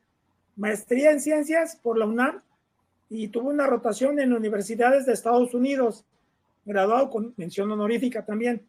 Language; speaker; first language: Spanish; native; Spanish